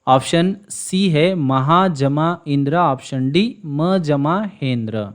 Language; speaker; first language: Hindi; non-native, local second language; Kannada